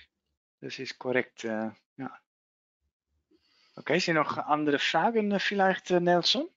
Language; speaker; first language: German; non-native, learner; Dutch